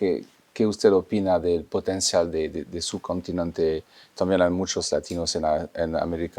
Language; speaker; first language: Spanish; non-native, fluent; French